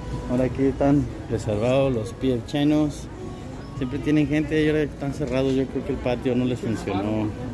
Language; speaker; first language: Spanish; native; Spanish